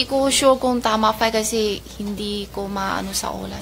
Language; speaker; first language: Filipino; non-native, learner; Chinese